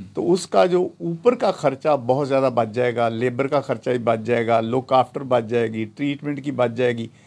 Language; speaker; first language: Urdu; non-native, local second language; Punjabi